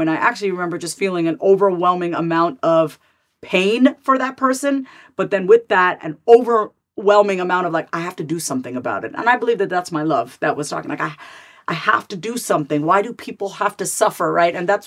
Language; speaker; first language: English; native; English